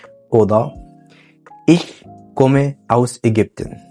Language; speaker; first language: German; non-native, fluent; Arabic